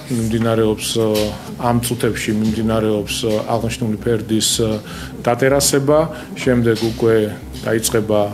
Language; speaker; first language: Georgian; native; Georgian